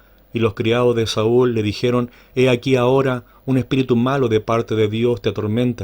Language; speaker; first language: Spanish; native; Spanish